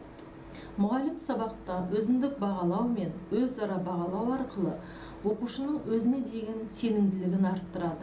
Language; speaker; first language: Kazakh; native; Kazakh